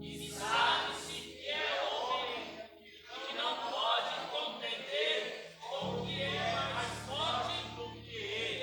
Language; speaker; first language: Portuguese; native; Portuguese